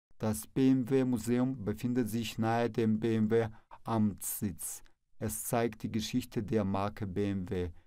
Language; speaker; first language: German; non-native, fluent; Russian